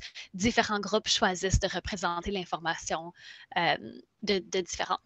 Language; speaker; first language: French; native; French